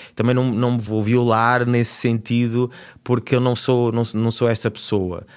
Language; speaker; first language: Portuguese; native; Portuguese